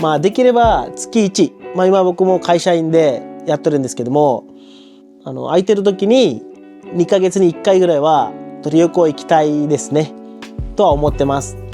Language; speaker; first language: Japanese; non-native, fluent; Sinhala